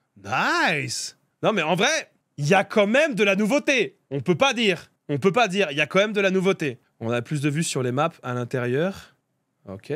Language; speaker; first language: French; native; French